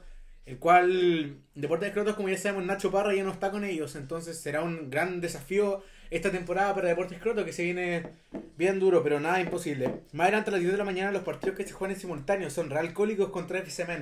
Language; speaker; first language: Spanish; native; Spanish